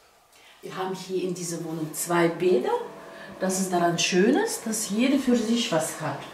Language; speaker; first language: German; non-native, fluent; Russian